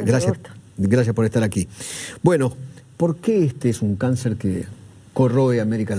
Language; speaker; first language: Spanish; native; Spanish